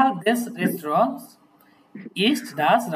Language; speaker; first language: German; non-native, fluent; Bangla